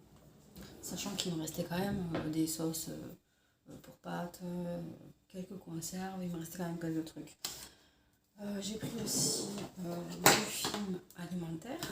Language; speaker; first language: French; native; French